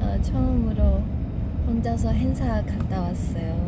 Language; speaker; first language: Korean; non-native, fluent; Chinese